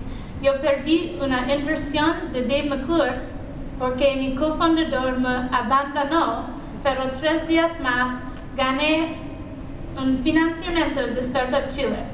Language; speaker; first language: Spanish; non-native, learner; English